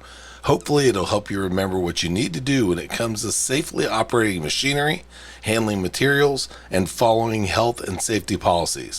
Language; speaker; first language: English; native; English